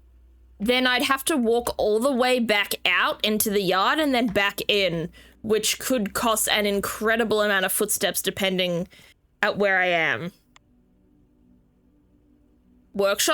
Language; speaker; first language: English; native; English